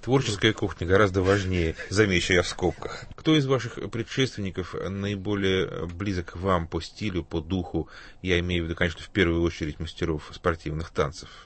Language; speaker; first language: Russian; native; Russian